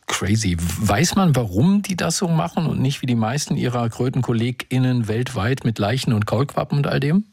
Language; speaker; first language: German; native; German